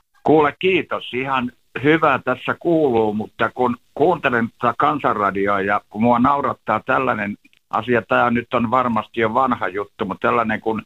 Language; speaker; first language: Finnish; native; Finnish